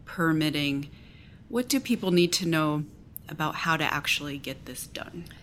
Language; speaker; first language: English; native; English